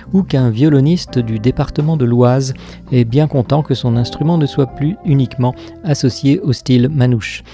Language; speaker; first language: French; native; French